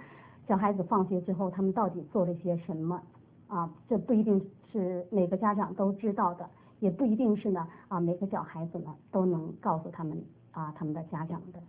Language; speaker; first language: Chinese; native; Chinese